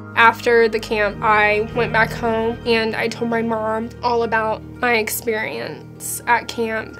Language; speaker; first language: English; native; English